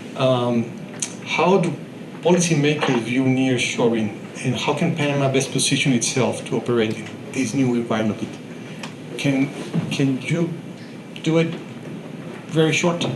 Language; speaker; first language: English; non-native, fluent; Spanish